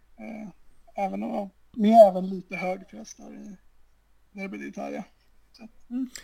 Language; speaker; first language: Swedish; native; Swedish